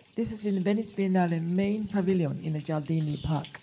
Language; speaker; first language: English; non-native, fluent; Japanese